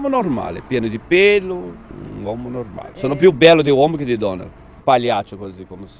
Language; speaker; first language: Italian; non-native, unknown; Portuguese